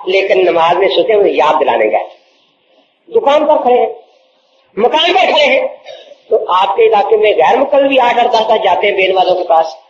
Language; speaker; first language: Urdu; native; Urdu